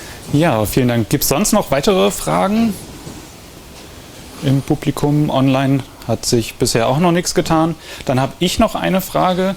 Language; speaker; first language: German; native; German